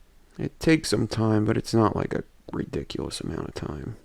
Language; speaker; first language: English; native; English